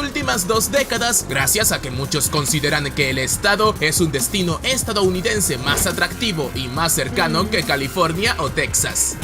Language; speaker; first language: Spanish; native; Spanish